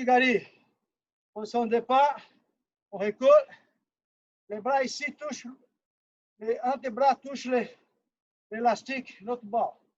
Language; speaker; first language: French; non-native, fluent; Portuguese